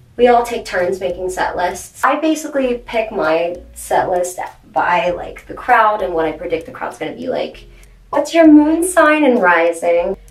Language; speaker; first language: English; native; English